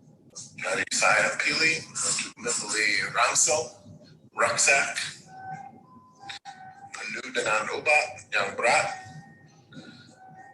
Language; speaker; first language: Indonesian; non-native, fluent; English